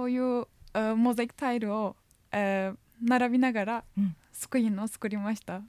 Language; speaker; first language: Japanese; non-native, fluent; Turkish